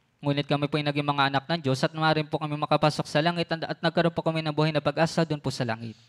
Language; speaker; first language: Filipino; native; Filipino